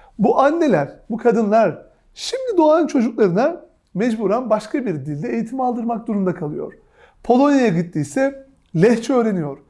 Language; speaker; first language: Turkish; native; Turkish